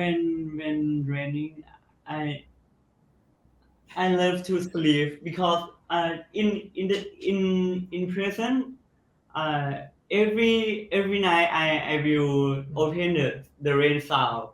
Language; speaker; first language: English; non-native, learner; Thai